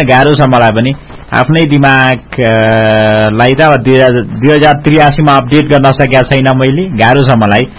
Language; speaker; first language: Nepali; non-native, local second language; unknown